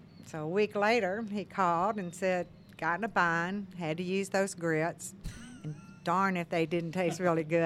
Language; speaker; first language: English; native; English